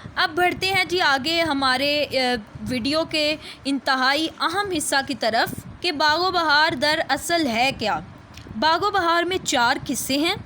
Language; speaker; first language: Urdu; native; Urdu